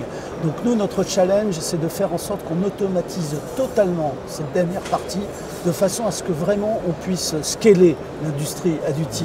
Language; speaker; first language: French; native; French